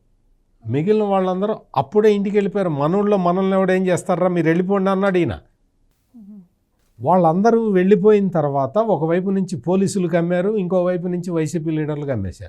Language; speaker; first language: Telugu; native; Telugu